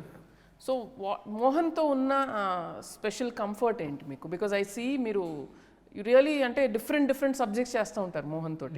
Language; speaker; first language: Telugu; native; Telugu